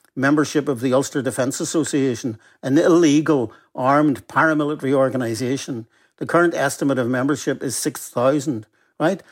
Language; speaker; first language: English; native; English